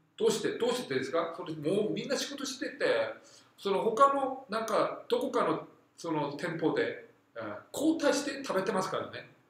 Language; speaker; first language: Japanese; non-native, fluent; Korean